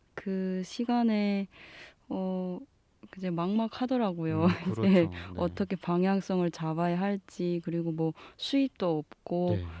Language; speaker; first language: Korean; native; Korean